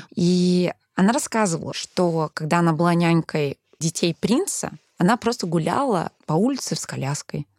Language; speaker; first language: Russian; early bilingual, heritage; Danish